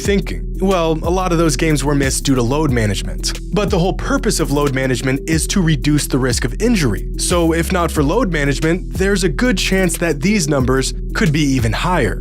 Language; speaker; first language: English; native; English